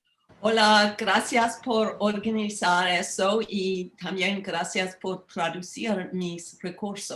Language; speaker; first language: Spanish; non-native, learner; English